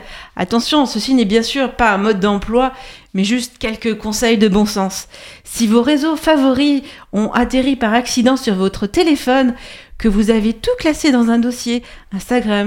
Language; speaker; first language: French; native; French